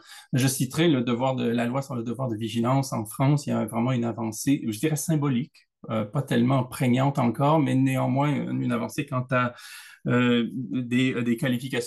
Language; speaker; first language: French; native; French